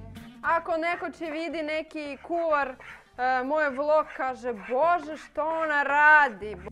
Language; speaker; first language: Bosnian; non-native, learner; Russian